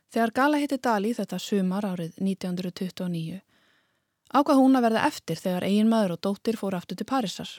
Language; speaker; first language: Icelandic; native; Icelandic